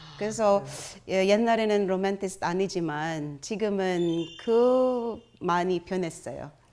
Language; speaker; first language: Korean; non-native, fluent; Filipino